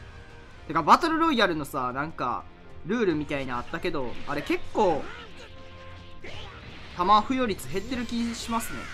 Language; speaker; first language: Japanese; native; Japanese